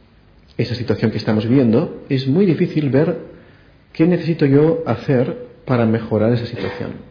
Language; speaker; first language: Spanish; native; Spanish